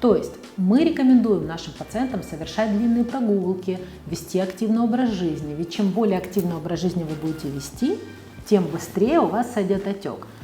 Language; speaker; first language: Russian; native; Russian